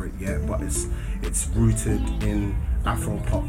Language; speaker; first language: English; native; English